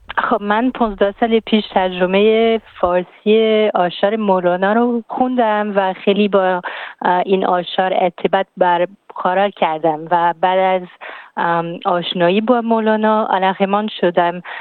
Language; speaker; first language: Persian; non-native, fluent; French